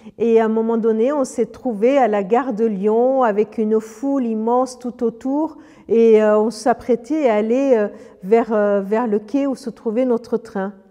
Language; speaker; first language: French; early bilingual, other home language; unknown